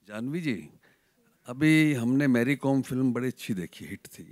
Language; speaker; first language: Hindi; native; Hindi